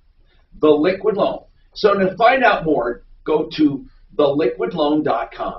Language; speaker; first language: English; native; English